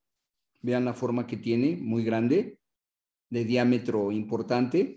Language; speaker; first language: Spanish; native; Spanish